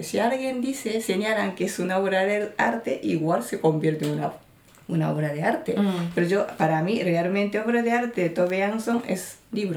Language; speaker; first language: Spanish; non-native, fluent; Japanese